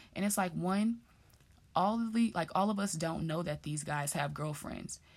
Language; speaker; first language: English; native; English